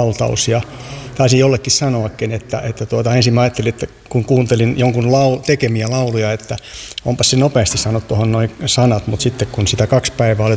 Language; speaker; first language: Finnish; native; Finnish